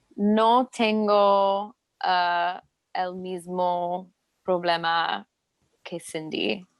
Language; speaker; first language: Spanish; non-native, learner; English